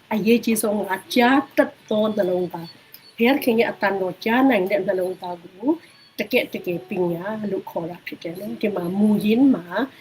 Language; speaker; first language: Burmese; non-native, local second language; Hakha Chin